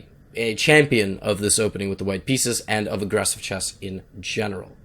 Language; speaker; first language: English; native; English